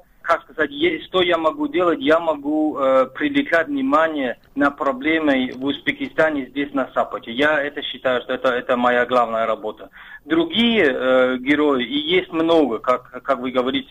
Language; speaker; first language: Russian; non-native, fluent; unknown